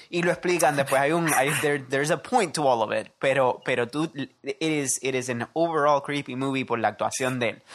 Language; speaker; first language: Spanish; early bilingual, heritage; Spanish